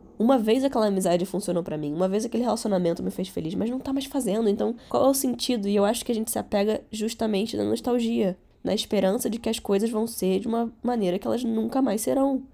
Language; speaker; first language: Portuguese; early bilingual, other home language; Catalan